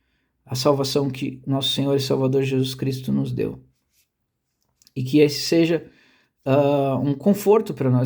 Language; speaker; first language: Portuguese; native; Portuguese